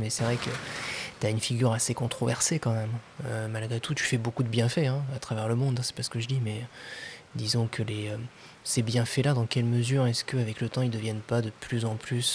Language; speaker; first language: French; native; French